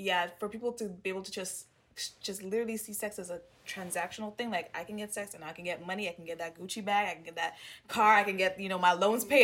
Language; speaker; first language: English; non-native, local second language; Swahili